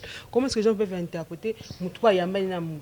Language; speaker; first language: French; non-native, local second language; Lingala